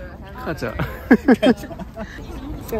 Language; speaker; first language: Korean; non-native, learner; English